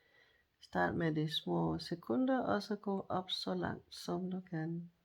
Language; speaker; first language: Danish; non-native, fluent; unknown